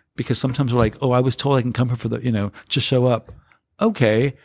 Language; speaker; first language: English; native; English